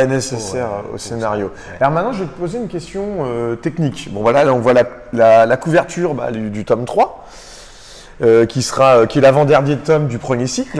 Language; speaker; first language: French; native; French